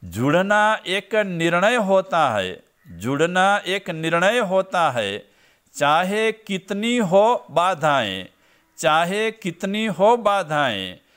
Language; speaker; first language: Hindi; non-native, local second language; Gujarati